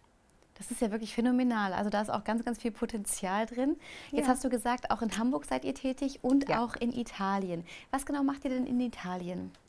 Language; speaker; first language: German; native; German